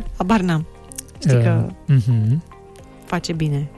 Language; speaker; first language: Romanian; native; Romanian